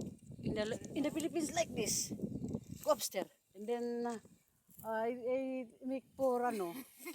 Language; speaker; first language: English; non-native, learner; Filipino